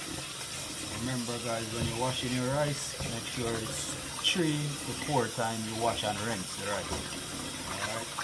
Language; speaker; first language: English; native; English